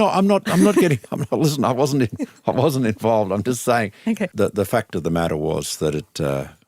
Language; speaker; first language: English; native; English